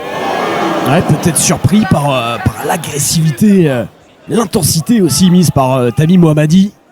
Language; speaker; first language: French; native; French